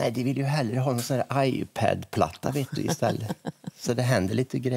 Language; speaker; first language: Swedish; native; Swedish